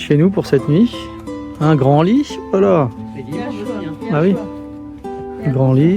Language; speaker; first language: French; native; French